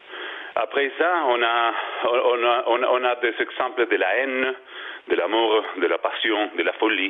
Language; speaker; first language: French; non-native, learner; Spanish